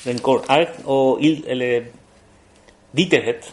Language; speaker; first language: Swedish; non-native, fluent; Spanish